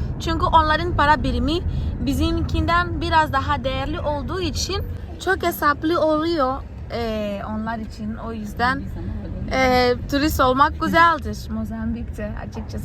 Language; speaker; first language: Turkish; non-native, fluent; Portuguese